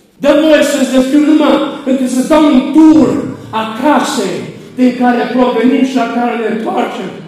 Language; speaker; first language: Romanian; native; Romanian